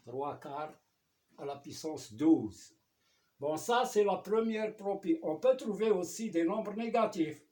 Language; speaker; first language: French; non-native, local second language; Arabic